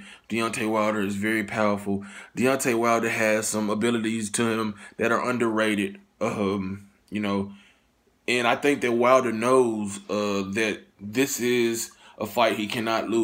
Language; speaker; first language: English; native; English